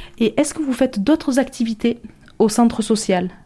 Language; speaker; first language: French; native; French